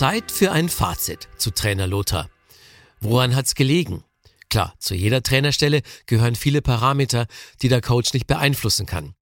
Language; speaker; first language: German; native; German